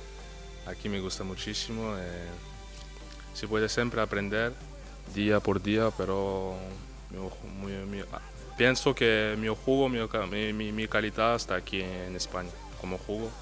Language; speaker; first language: Spanish; non-native, fluent; French